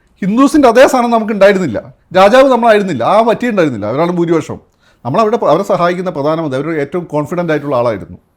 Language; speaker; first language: Malayalam; native; Malayalam